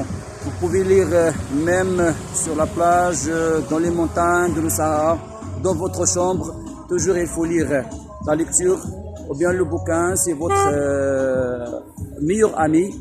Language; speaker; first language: French; non-native, local second language; Arabic